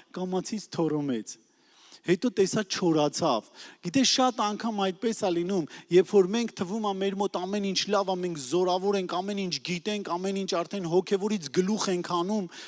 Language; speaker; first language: Armenian; native; Armenian